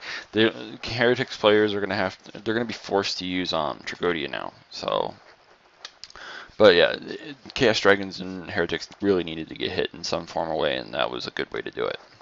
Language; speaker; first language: English; native; English